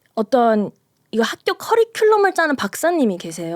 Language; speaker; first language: Korean; early bilingual, heritage; Korean